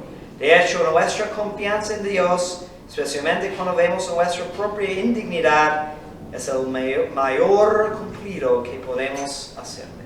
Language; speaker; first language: Spanish; non-native, fluent; English